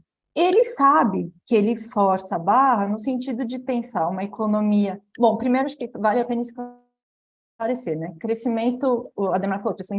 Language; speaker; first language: Portuguese; native; Portuguese